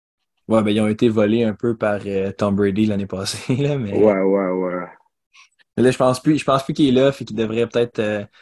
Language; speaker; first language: French; native; French